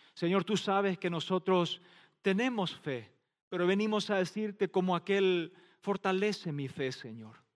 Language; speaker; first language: Spanish; non-native, local second language; Plautdietsch